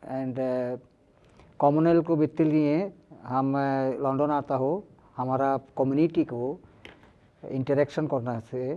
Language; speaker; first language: Hindi; non-native, learner; Bangla